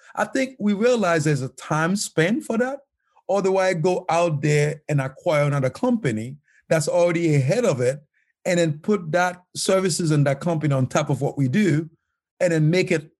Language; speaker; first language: English; non-native, fluent; Haitian Creole